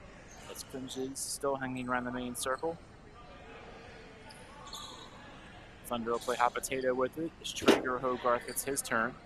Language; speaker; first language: English; native; English